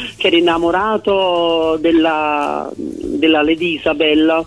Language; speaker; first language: Italian; native; Italian